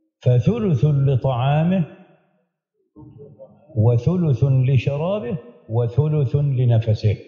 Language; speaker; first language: Arabic; native; Arabic